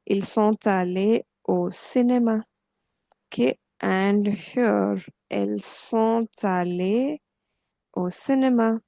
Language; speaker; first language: French; non-native, fluent; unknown